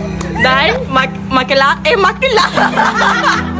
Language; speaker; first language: Malay; native; Malay